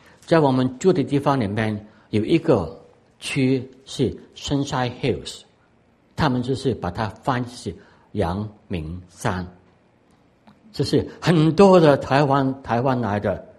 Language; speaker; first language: Chinese; non-native, local second language; Cantonese